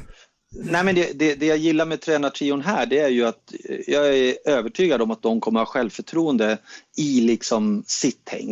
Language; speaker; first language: Swedish; native; Swedish